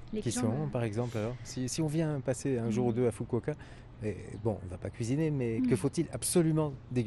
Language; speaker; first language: French; native; French